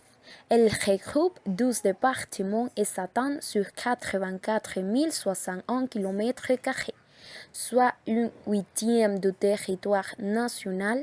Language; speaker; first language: French; non-native, learner; Spanish